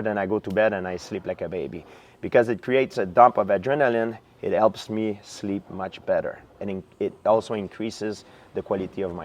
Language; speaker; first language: English; non-native, fluent; French